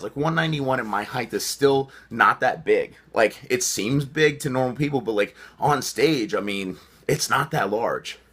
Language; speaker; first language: English; native; English